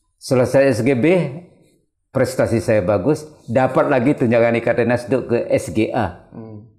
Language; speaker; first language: Indonesian; non-native, local second language; Malay